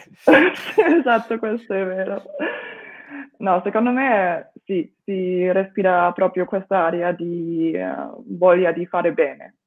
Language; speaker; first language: Italian; non-native, fluent; German